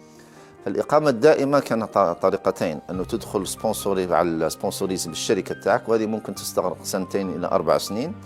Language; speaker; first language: Arabic; native; Arabic